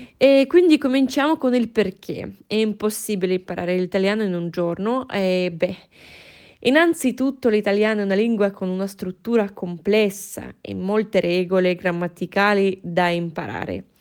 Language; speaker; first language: Italian; non-native, fluent; Russian